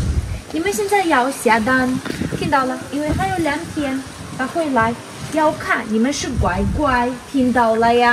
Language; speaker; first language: Chinese; non-native, learner; Ukrainian